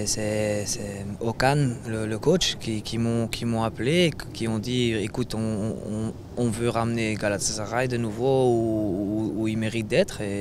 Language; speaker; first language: French; non-native, fluent; Dutch